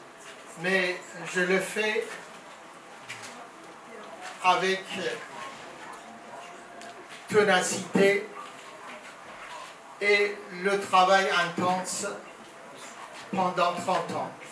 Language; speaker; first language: French; non-native, fluent; Persian